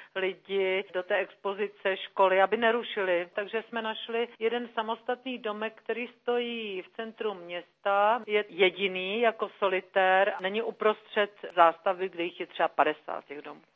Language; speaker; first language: Czech; native; Czech